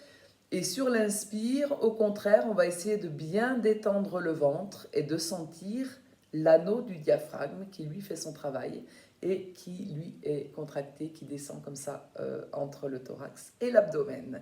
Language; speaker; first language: French; native; French